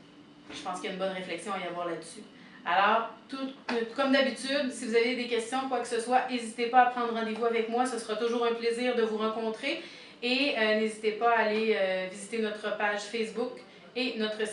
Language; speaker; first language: French; native; French